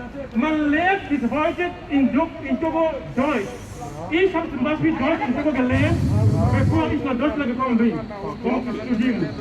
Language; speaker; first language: German; non-native, fluent; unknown